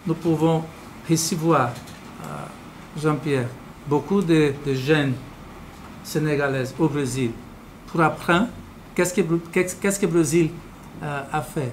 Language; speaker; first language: French; non-native, learner; Portuguese